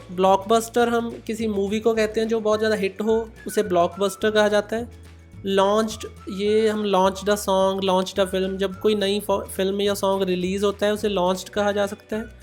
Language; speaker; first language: Hindi; non-native, local second language; Punjabi